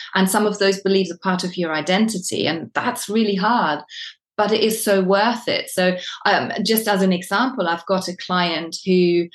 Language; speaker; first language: English; non-native, fluent; German